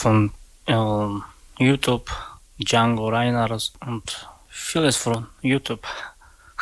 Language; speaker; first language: German; non-native, learner; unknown